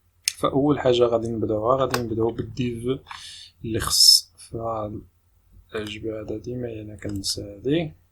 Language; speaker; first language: Arabic; native; Arabic